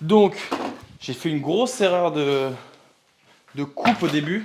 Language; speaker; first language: French; native; French